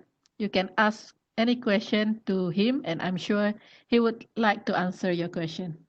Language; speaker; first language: English; non-native, fluent; Malay